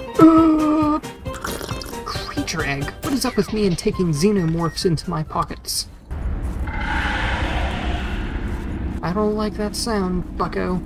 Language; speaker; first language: English; native; English